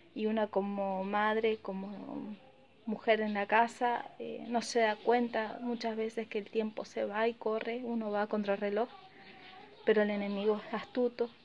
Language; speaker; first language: Spanish; native; Spanish